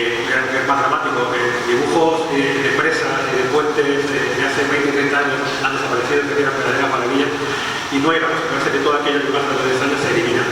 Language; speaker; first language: Spanish; native; Spanish